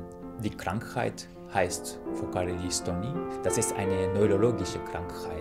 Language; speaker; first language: German; non-native, fluent; Japanese